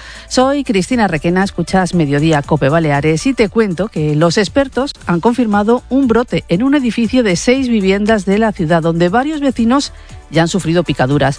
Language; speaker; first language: Spanish; native; Spanish